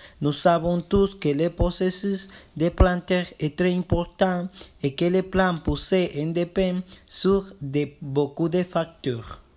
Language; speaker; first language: French; non-native, learner; Spanish